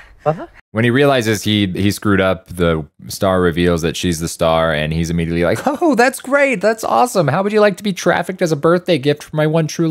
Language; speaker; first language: English; native; English